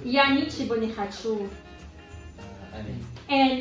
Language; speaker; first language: Russian; non-native, learner; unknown